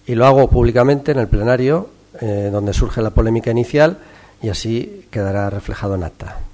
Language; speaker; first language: Spanish; non-native, local second language; Catalan